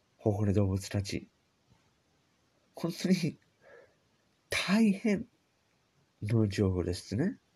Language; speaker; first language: Japanese; non-native, learner; English